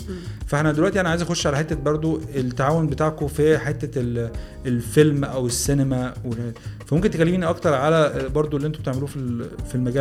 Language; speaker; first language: Arabic; native; Arabic